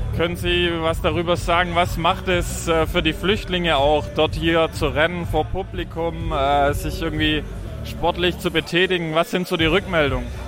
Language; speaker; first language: German; native; German